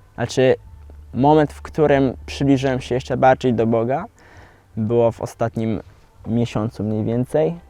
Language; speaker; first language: Polish; native; Polish